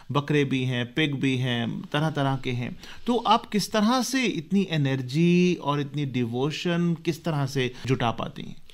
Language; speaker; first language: Hindi; native; Hindi